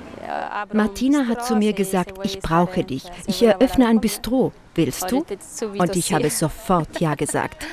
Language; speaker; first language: German; non-native, fluent; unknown